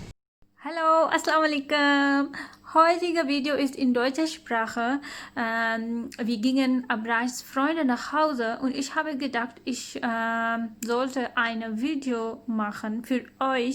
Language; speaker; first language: German; non-native, learner; Urdu